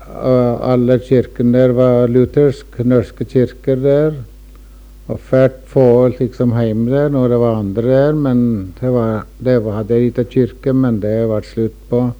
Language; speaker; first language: Norwegian; early bilingual, heritage; Norwegian